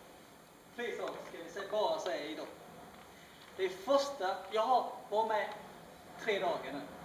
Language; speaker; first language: Swedish; non-native, learner; Chinese